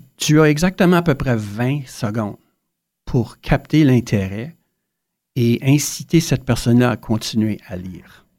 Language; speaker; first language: French; native; French